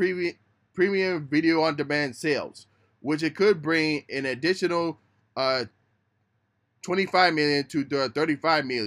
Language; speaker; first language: English; native; English